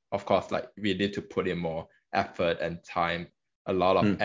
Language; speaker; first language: English; non-native, local second language; Chinese